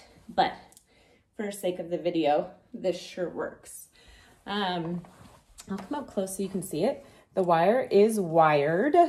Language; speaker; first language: English; native; English